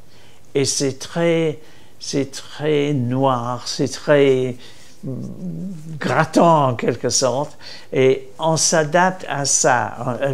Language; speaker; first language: French; non-native, fluent; English